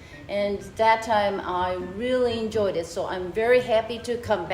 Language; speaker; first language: English; non-native, fluent; Japanese